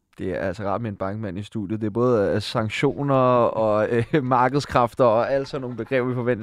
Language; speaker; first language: Danish; native; Danish